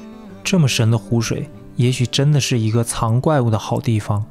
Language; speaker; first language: Chinese; native; Chinese